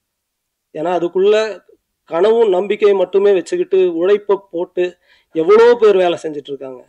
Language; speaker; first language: Tamil; native; Tamil